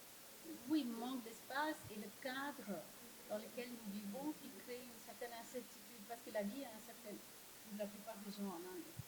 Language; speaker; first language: French; non-native, fluent; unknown